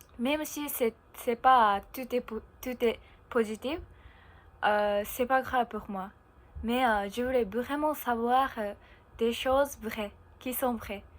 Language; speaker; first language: French; non-native, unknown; Japanese